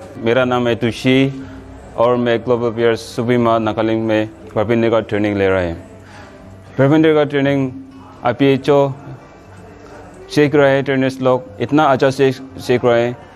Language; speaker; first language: Hindi; non-native, local second language; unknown